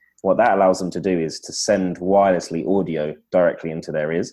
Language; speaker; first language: English; native; English